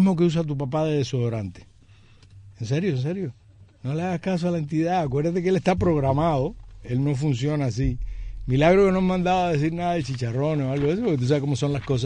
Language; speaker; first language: Spanish; native; Spanish